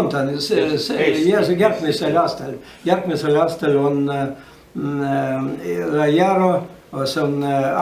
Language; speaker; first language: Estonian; non-native, learner; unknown